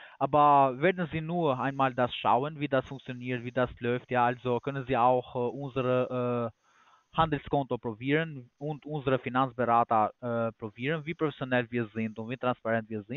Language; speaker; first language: German; non-native, learner; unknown